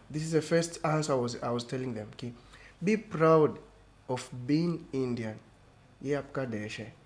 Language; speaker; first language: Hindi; non-native, fluent; Swahili